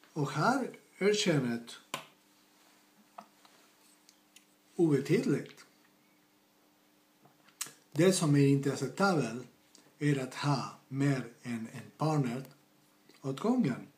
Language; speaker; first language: Swedish; non-native, fluent; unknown